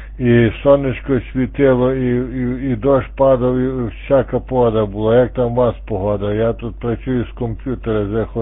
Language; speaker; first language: Ukrainian; native; Ukrainian